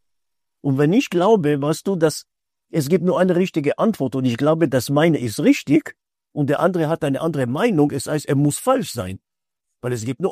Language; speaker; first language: German; non-native, fluent; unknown